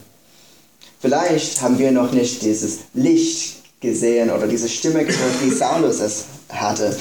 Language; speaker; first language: German; non-native, fluent; English